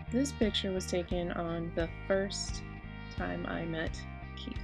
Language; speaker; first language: English; native; English